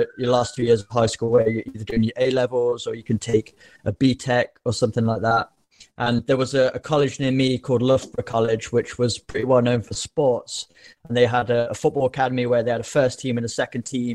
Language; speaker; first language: English; native; English